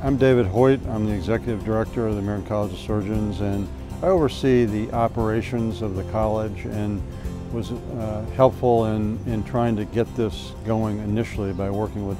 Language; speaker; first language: English; native; English